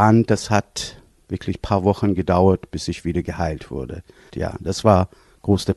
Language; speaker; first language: German; non-native, fluent; Persian